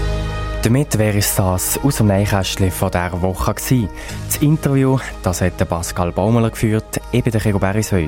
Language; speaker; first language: German; native; German